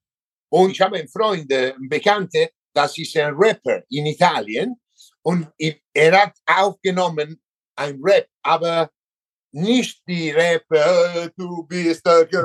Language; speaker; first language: German; non-native, learner; Italian